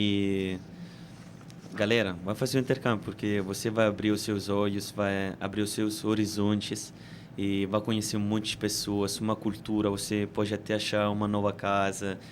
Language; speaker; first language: Portuguese; non-native, fluent; Italian